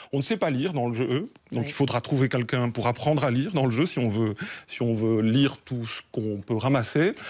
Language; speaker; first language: French; native; French